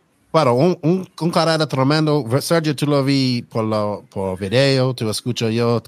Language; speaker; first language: Spanish; non-native, learner; English